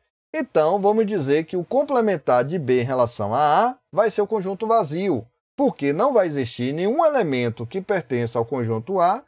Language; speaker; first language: Portuguese; native; Portuguese